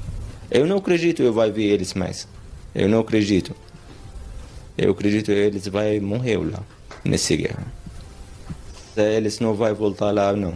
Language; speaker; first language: Portuguese; non-native, learner; Arabic